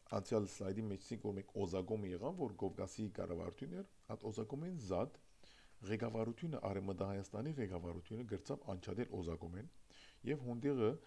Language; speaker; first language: Armenian; early bilingual, heritage; Armenian